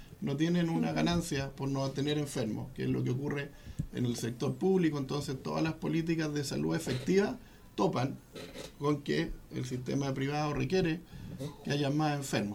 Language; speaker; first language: Spanish; native; Spanish